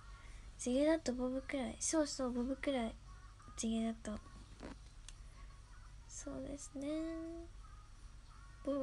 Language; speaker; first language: Japanese; native; Japanese